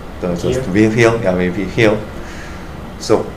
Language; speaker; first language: English; non-native, learner; Korean